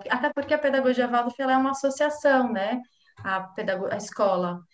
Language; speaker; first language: Portuguese; native; Portuguese